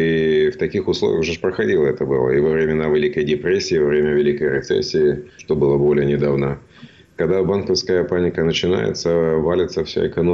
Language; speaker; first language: Russian; native; Russian